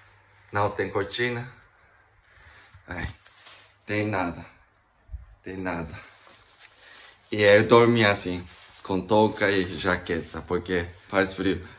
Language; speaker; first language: Portuguese; non-native, fluent; Japanese